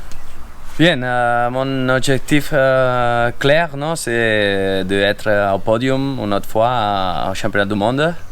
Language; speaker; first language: French; non-native, fluent; Spanish